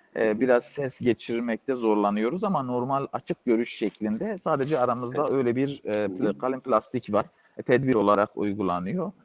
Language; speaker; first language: Turkish; native; Turkish